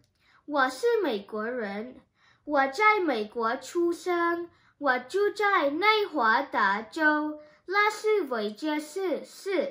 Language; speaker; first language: Chinese; early bilingual, heritage; Chinese